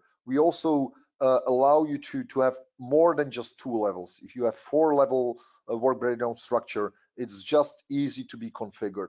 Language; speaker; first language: English; non-native, fluent; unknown